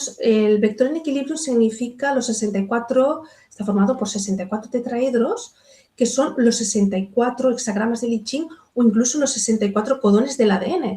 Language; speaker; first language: Spanish; native; Spanish